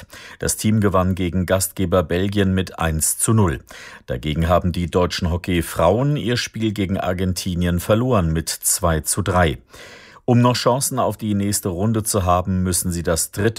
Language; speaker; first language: German; native; German